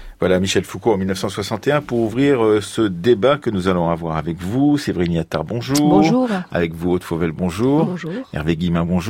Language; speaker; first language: French; native; French